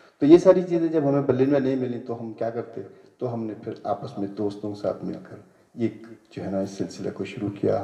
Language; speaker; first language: Urdu; native; Urdu